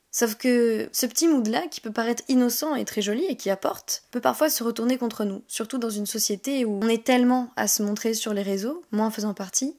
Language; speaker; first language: French; native; French